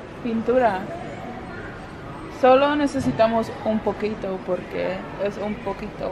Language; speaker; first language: Spanish; early bilingual, heritage; Spanish